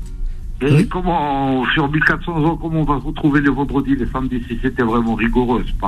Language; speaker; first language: French; non-native, local second language; Arabic